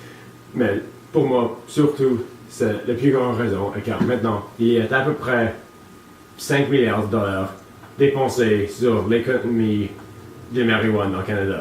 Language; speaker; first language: French; non-native, local second language; English